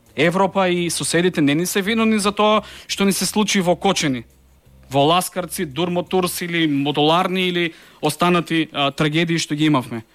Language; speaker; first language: Macedonian; native; Macedonian